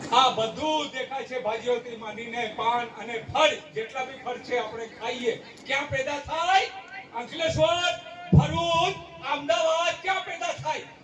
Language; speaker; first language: Gujarati; non-native, local second language; Vasavi